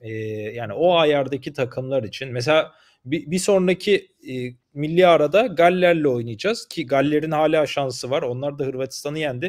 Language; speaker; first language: Turkish; native; Turkish